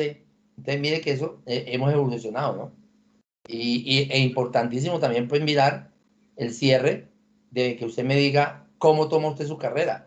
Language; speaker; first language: Spanish; native; Spanish